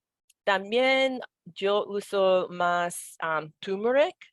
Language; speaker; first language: Spanish; non-native, learner; English